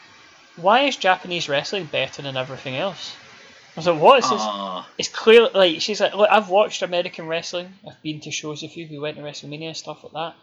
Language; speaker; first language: English; native; English